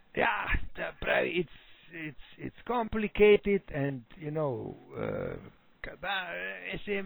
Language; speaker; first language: English; non-native, fluent; Slovenian